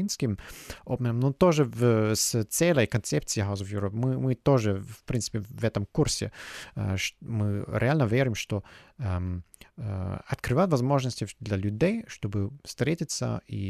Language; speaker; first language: Russian; non-native, fluent; German